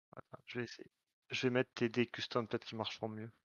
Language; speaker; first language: French; native; French